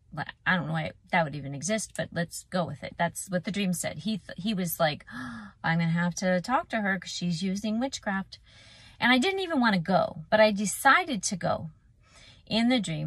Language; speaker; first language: English; native; English